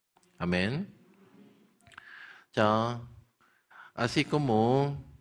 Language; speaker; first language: Spanish; non-native, learner; Korean